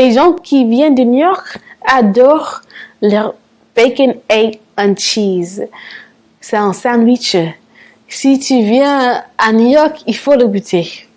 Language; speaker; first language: French; non-native, fluent; English